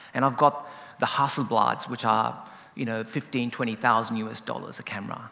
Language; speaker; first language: English; native; English